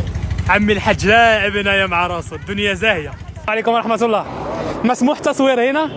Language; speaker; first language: Arabic; native; Arabic